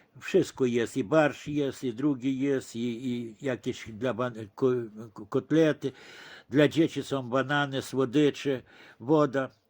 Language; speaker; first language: Polish; early bilingual, heritage; Polish